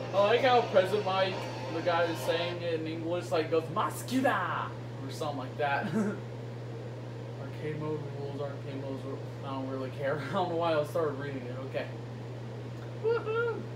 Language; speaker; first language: English; native; English